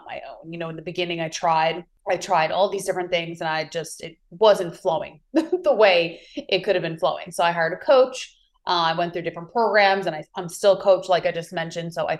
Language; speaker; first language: English; native; English